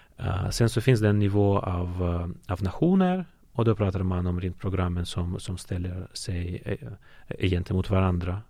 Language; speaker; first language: Swedish; non-native, fluent; Russian